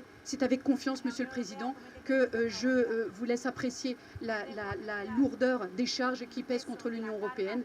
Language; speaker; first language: French; native; French